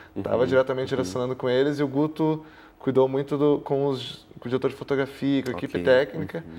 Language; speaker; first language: Portuguese; native; Portuguese